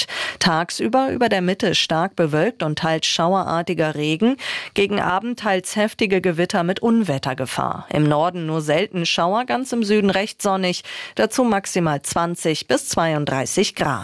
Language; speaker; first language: German; native; German